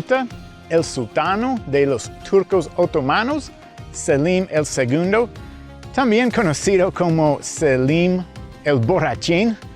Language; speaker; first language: Spanish; early bilingual, heritage; English